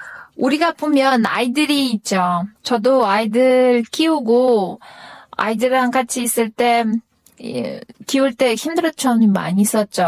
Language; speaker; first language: Korean; non-native, fluent; Kyrgyz